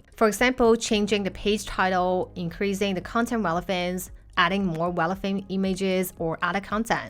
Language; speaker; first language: English; non-native, fluent; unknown